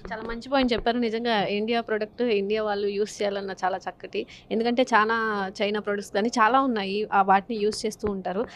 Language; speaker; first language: Telugu; native; Telugu